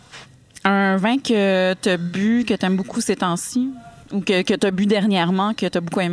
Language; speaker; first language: French; native; French